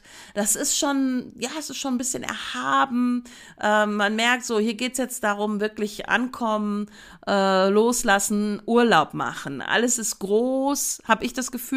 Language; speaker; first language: German; native; German